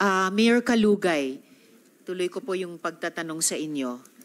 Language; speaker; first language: Filipino; native; Filipino